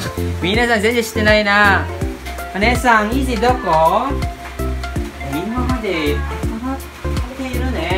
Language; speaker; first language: Japanese; non-native, learner; Filipino